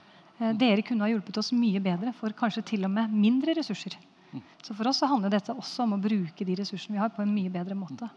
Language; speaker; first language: Norwegian; native; Norwegian